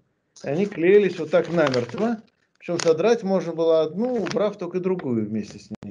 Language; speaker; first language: Russian; native; Russian